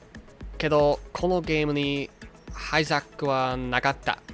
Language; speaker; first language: Japanese; non-native, learner; English